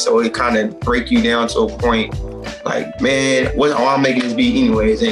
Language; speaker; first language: English; native; English